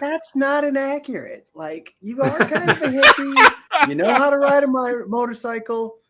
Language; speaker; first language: English; native; English